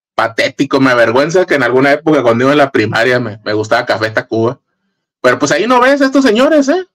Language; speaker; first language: Spanish; native; Spanish